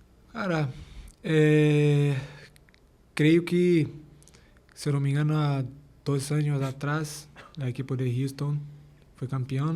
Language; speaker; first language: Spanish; non-native, learner; Portuguese